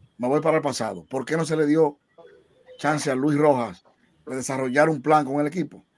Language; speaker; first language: Spanish; native; Spanish